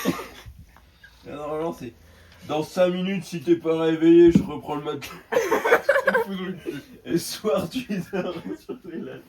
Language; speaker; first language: French; native; French